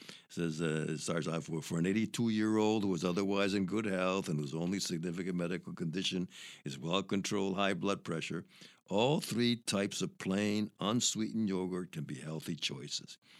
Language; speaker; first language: English; early bilingual, other home language; Spanish